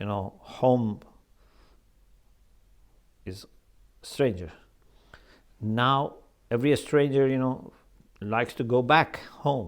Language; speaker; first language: English; non-native, fluent; Persian